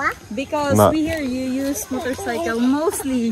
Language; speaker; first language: English; non-native, local second language; Cebuano